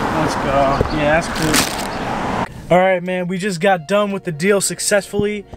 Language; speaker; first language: English; native; English